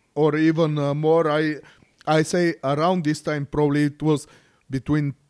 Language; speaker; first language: English; non-native, learner; Bulgarian